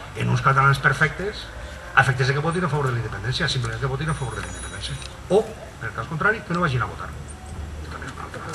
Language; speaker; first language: Catalan; non-native, local second language; Spanish